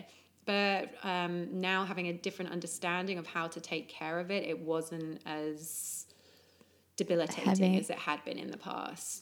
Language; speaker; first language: English; native; English